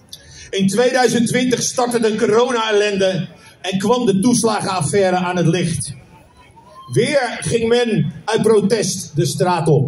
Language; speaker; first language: Dutch; native; Dutch